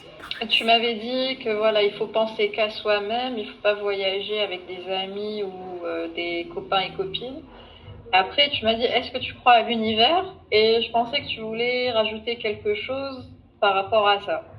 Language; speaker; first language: French; non-native, fluent; Arabic